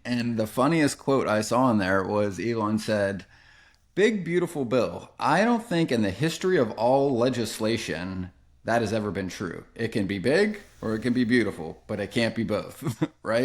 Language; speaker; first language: English; native; English